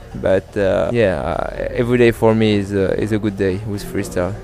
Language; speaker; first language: English; non-native, fluent; French